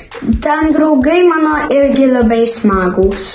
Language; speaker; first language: Lithuanian; early bilingual, heritage; Lithuanian